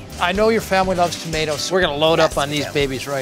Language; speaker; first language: English; native; English